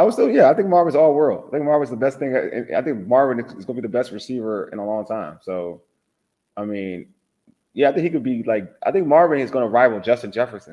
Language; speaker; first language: English; native; English